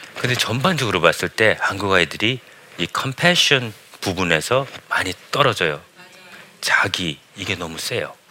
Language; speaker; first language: Korean; early bilingual, heritage; Korean